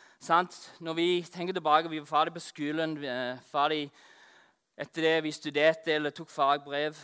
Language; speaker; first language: Norwegian; non-native, fluent; English